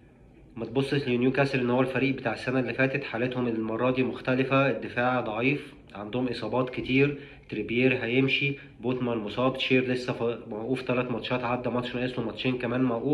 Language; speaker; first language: Arabic; native; Arabic